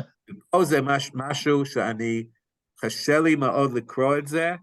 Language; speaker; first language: Hebrew; non-native, fluent; English